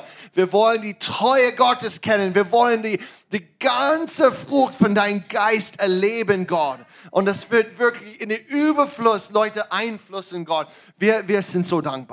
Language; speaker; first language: German; non-native, learner; English